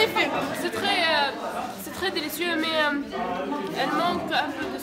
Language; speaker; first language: French; non-native, learner; Arabic